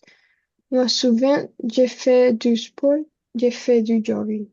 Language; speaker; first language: French; non-native, learner; Spanish